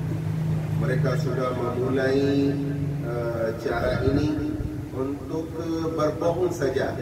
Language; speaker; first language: Indonesian; non-native, fluent; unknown